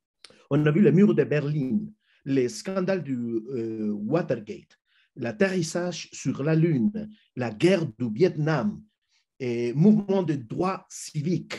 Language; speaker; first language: French; non-native, fluent; Spanish